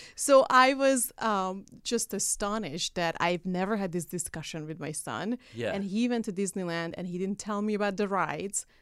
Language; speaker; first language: English; non-native, fluent; Hungarian